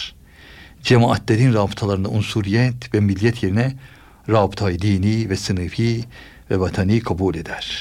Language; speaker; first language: Turkish; native; Turkish